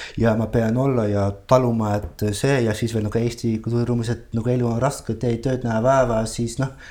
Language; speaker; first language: Estonian; non-native, fluent; Dutch